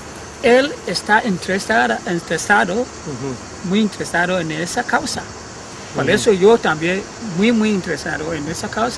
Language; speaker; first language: Spanish; non-native, learner; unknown